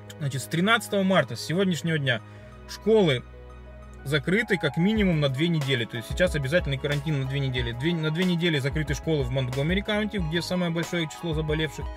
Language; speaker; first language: Russian; native; Russian